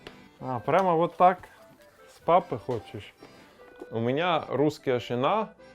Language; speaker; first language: Russian; non-native, learner; German